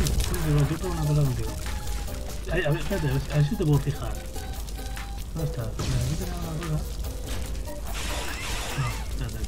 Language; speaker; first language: Spanish; native; Spanish